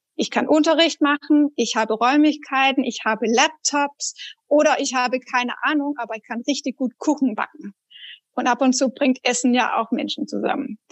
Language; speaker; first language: German; non-native, fluent; Danish